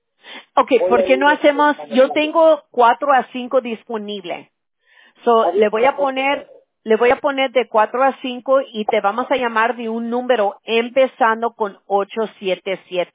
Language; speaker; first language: Spanish; early bilingual, heritage; Spanish